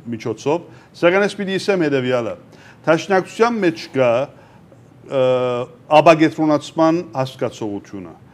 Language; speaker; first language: Armenian; early bilingual, heritage; Armenian